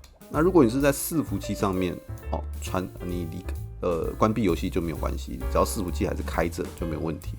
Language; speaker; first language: Chinese; native; Chinese